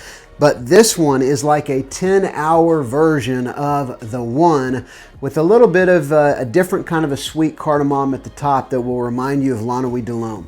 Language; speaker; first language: English; native; English